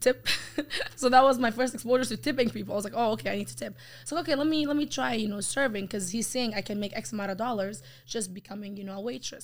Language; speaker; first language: English; non-native, fluent; Arabic